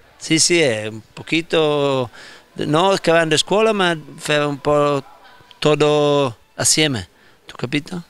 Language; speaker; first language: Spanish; non-native, learner; Italian